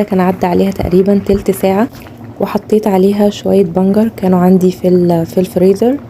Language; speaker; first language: Arabic; native; Arabic